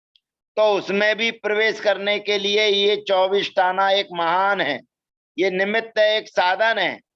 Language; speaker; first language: Hindi; native; Hindi